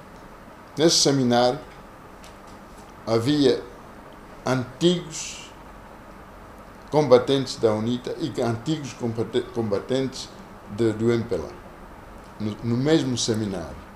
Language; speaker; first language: Portuguese; non-native, local second language; Kongo